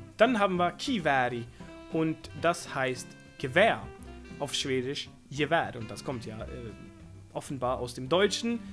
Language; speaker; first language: German; non-native, fluent; Swedish